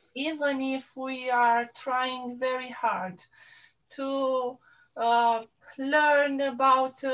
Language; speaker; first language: English; non-native, fluent; Romanian